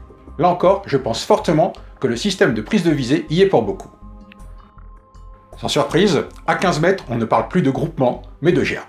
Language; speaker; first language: French; native; French